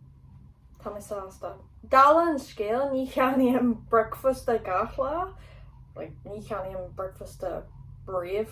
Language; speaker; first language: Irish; non-native, local second language; English